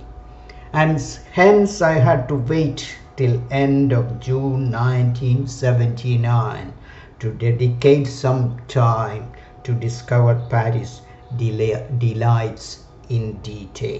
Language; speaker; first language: English; non-native, local second language; Malayalam